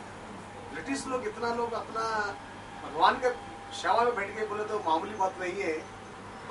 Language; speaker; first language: Hindi; non-native, local second language; Telugu